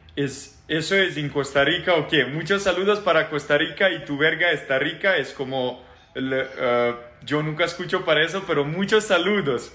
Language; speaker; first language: Spanish; non-native, learner; Serbian